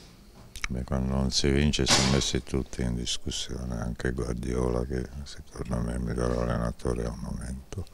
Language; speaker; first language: Italian; non-native, fluent; Czech